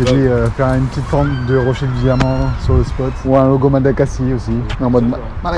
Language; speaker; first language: French; native; French